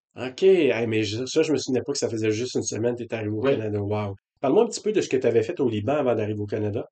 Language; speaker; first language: French; native; French